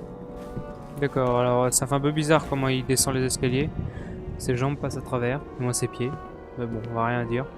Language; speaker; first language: French; native; French